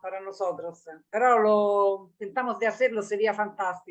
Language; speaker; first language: Spanish; non-native, learner; Italian